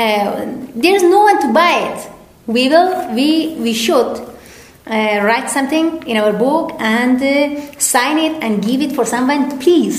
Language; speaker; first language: English; non-native, learner; Persian